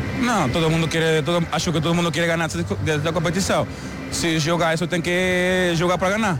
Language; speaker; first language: Portuguese; non-native, learner; Spanish